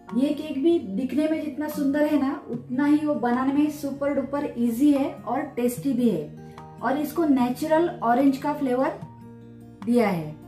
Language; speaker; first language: Hindi; non-native, local second language; Marathi